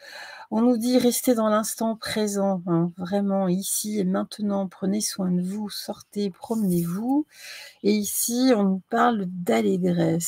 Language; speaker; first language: French; native; French